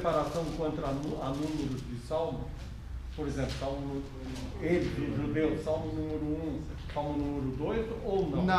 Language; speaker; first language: Portuguese; native; Portuguese